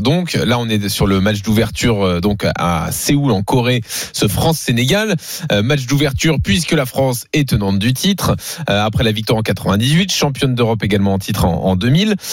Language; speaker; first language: French; native; French